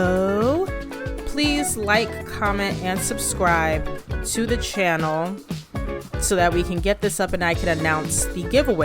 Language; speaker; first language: English; native; English